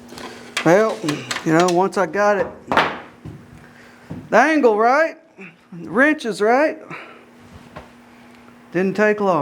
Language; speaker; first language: English; native; English